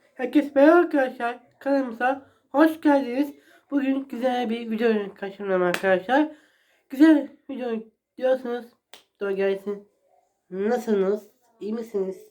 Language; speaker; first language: Turkish; non-native, learner; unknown